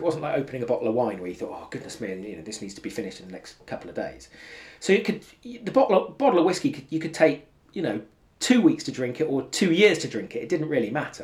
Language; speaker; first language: English; native; English